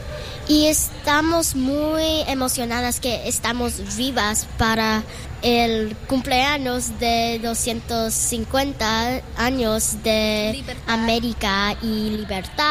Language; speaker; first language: Spanish; non-native, learner; English